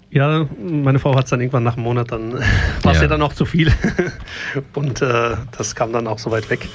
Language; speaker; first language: German; native; German